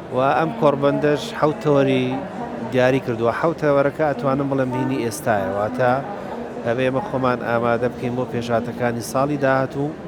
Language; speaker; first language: Central Kurdish; native; Central Kurdish